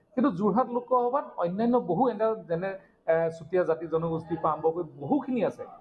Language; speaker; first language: Assamese; native; Assamese